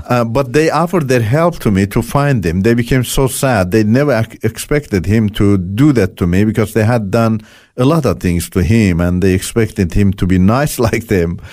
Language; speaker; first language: English; non-native, fluent; Turkish